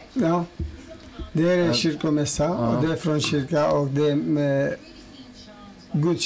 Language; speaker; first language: Swedish; non-native, learner; Turoyo